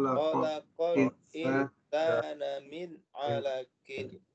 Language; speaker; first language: Arabic; non-native, learner; Indonesian